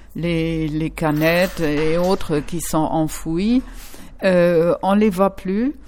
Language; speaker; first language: French; non-native, fluent; German